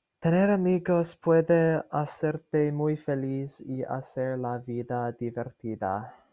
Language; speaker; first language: Spanish; non-native, learner; English